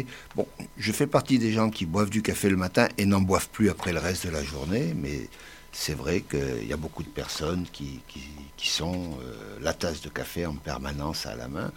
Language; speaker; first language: French; native; French